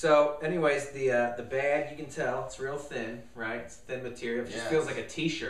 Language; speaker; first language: English; native; English